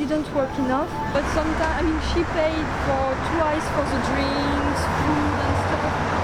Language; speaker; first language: English; non-native, fluent; French